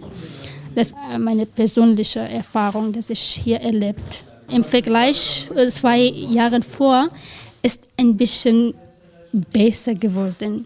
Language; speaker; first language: German; non-native, learner; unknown